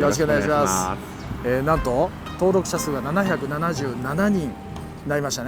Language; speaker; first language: Japanese; native; Japanese